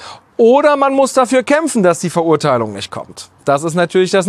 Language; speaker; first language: German; native; German